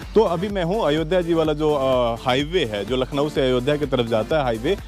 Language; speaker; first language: Hindi; native; Hindi